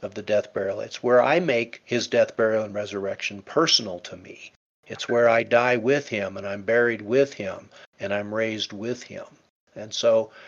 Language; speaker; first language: English; native; English